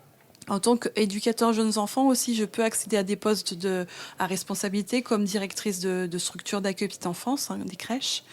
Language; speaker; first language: French; native; French